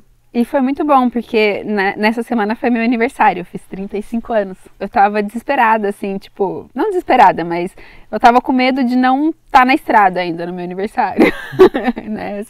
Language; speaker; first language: Portuguese; native; Portuguese